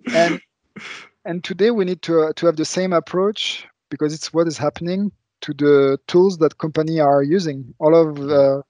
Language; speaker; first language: English; non-native, fluent; French